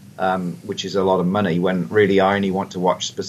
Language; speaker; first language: English; native; English